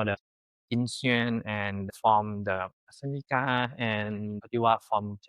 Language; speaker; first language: English; non-native, learner; Thai